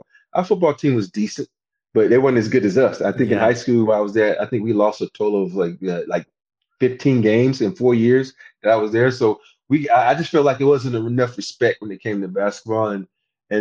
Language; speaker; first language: English; native; English